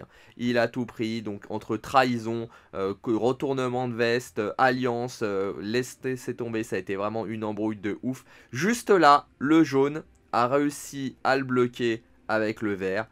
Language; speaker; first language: French; native; French